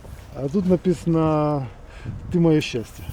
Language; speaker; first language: Russian; native; Russian